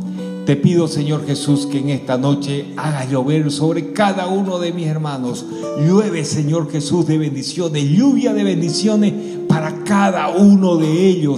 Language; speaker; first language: Spanish; native; Spanish